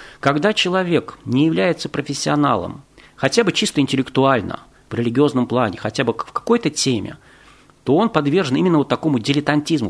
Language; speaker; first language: Russian; native; Russian